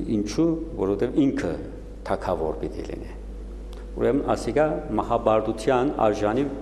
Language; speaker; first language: Armenian; early bilingual, heritage; Armenian